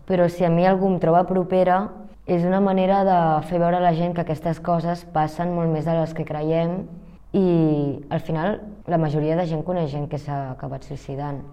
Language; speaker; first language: Catalan; early bilingual, other home language; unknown